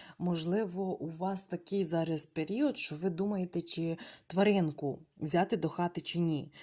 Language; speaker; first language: Ukrainian; non-native, local second language; Russian